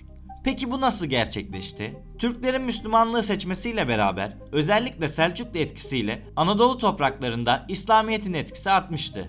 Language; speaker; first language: Turkish; native; Turkish